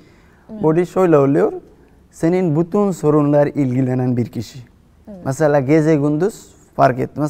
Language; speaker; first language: Turkish; non-native, fluent; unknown